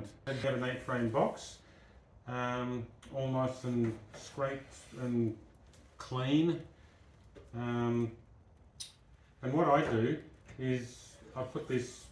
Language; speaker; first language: English; native; English